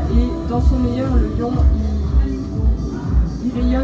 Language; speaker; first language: French; native; French